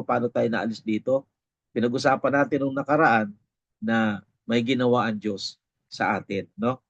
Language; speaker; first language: Filipino; non-native, local second language; Bikol